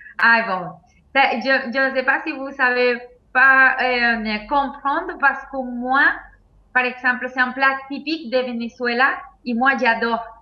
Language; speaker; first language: French; non-native, fluent; Spanish